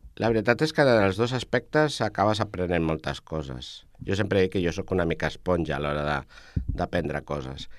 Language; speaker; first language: Catalan; native; Catalan